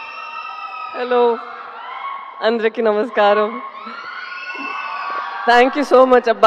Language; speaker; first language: Telugu; non-native, local second language; Tamil